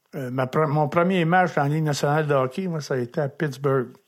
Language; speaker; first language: French; native; French